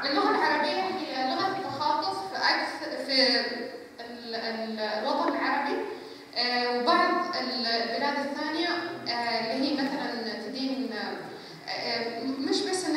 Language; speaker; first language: Arabic; native; Arabic